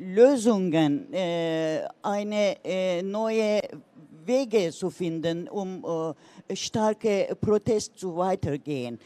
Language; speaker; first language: German; non-native, learner; Turkish